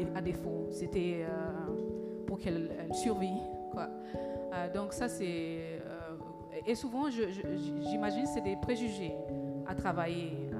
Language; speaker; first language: French; early bilingual, other home language; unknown